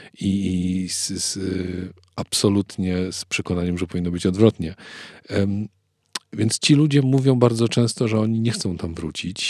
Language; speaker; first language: Polish; native; Polish